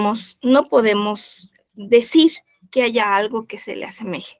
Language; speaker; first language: Spanish; native; Spanish